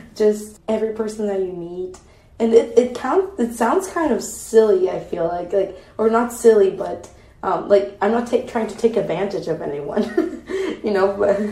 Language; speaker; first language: English; non-native, fluent; Spanish